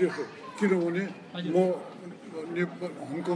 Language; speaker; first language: Nepali; non-native, local second language; Newari